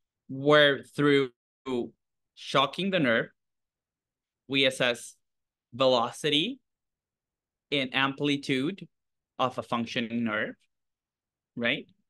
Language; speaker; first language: English; non-native, fluent; Spanish